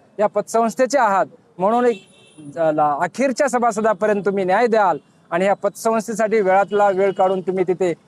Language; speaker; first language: Marathi; native; Marathi